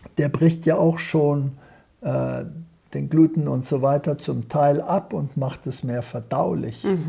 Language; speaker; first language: German; early bilingual, heritage; German